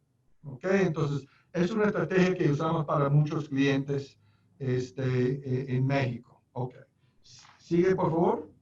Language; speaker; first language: Spanish; non-native, fluent; English